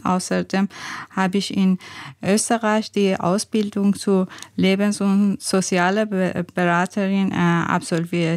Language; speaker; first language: German; non-native, fluent; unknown